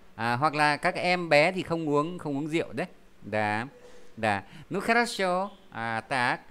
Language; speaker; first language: Vietnamese; native; Vietnamese